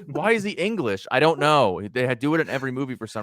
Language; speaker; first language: English; native; English